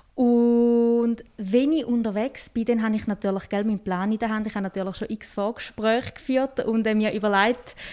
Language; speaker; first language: German; native; German